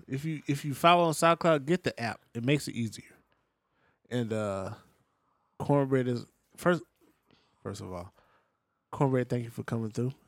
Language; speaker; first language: English; native; English